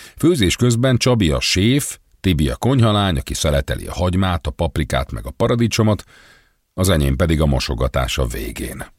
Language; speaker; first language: Hungarian; native; Hungarian